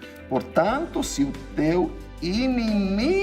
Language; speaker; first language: Portuguese; non-native, fluent; English